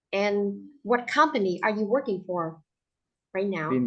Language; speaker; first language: English; non-native, fluent; Vietnamese